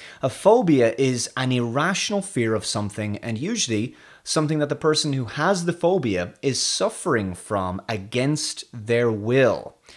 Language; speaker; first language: English; native; English